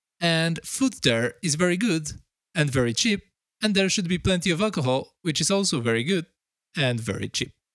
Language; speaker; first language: English; non-native, fluent; Polish